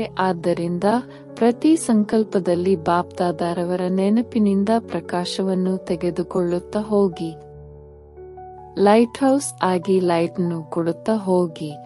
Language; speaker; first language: Kannada; native; Kannada